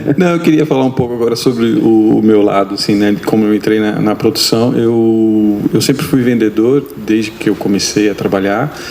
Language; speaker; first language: Portuguese; native; Portuguese